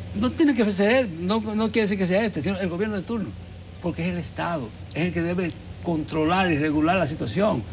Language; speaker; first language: Spanish; native; Spanish